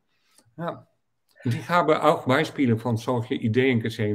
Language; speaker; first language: German; non-native, fluent; Dutch